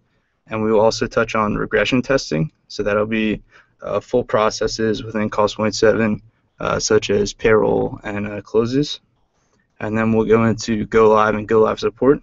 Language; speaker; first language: English; native; English